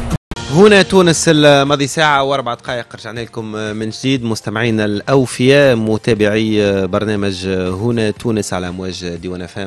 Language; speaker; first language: Arabic; native; Arabic